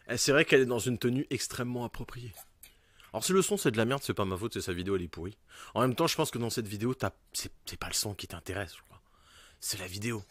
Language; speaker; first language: French; native; French